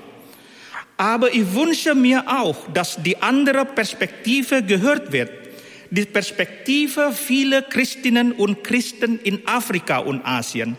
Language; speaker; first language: German; non-native, fluent; Indonesian